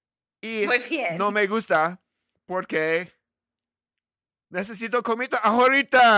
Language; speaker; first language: Spanish; non-native, learner; English